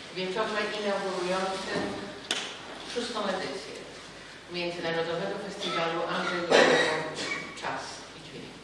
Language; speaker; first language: Polish; native; Polish